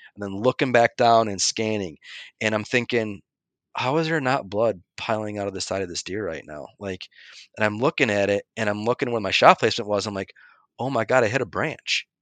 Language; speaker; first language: English; native; English